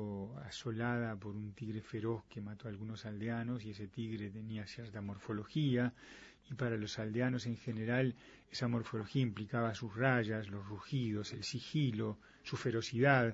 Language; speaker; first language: Spanish; native; Spanish